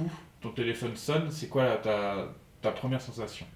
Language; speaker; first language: French; native; French